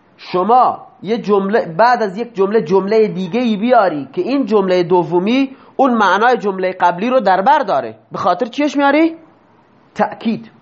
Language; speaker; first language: Persian; non-native, local second language; Baluchi